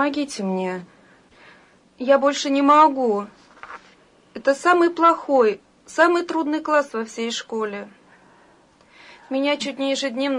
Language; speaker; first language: Russian; native; Russian